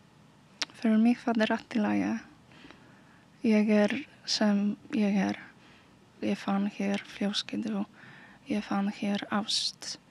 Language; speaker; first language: Icelandic; non-native, learner; Polish